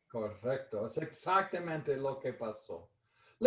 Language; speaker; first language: Spanish; non-native, fluent; English